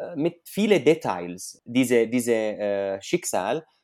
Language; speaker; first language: German; non-native, fluent; Arabic